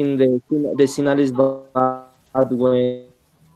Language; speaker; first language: English; non-native, learner; Spanish